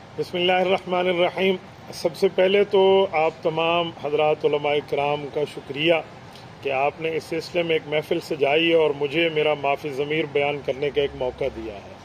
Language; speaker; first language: Urdu; non-native, local second language; Saraiki